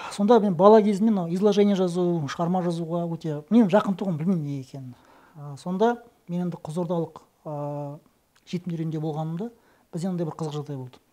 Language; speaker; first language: Kazakh; non-native, local second language; Russian